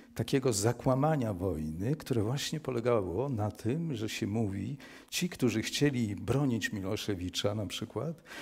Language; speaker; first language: Polish; native; Polish